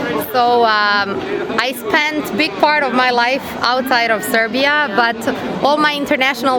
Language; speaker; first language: English; non-native, fluent; Serbian